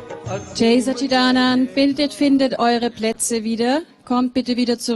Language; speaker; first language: German; native; German